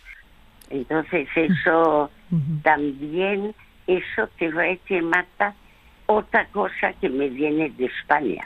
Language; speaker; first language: Spanish; early bilingual, other home language; French